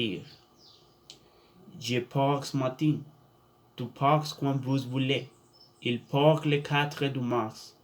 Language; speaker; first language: French; non-native, learner; Spanish